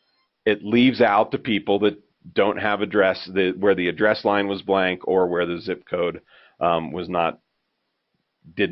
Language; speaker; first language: English; native; English